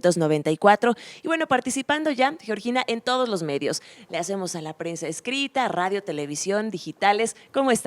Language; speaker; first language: Spanish; native; Spanish